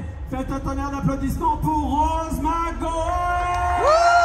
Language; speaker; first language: French; native; French